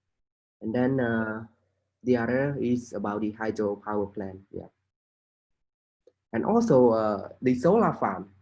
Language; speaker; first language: English; non-native, fluent; Khmer